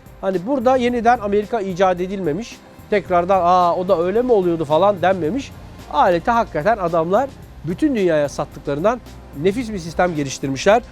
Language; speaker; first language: Turkish; native; Turkish